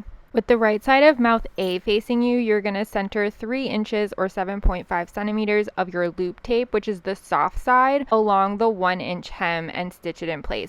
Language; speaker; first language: English; native; English